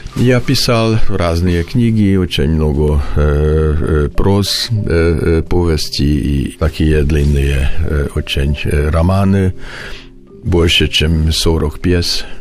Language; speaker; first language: Russian; non-native, learner; Hungarian